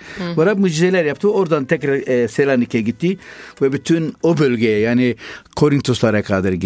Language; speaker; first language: Turkish; non-native, fluent; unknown